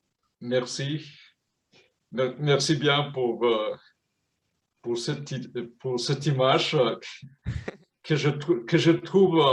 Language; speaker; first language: French; non-native, fluent; Spanish